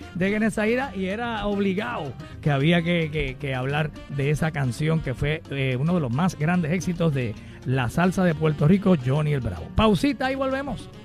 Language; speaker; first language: Spanish; native; Spanish